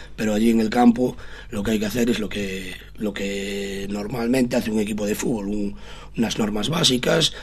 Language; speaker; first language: Spanish; non-native, local second language; Galician